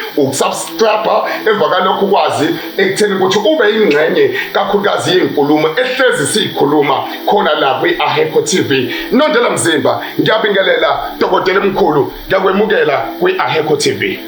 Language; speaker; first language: Zulu; native; Zulu